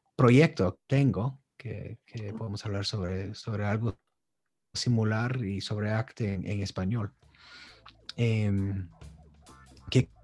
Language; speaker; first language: Spanish; non-native, learner; English